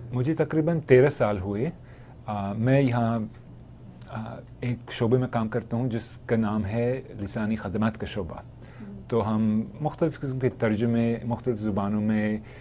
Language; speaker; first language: Urdu; non-native, fluent; English